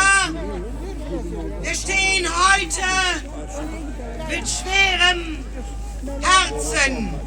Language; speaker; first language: German; early bilingual, other home language; Kurdish